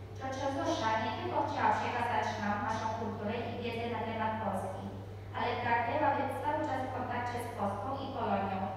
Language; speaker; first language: Polish; early bilingual, heritage; Polish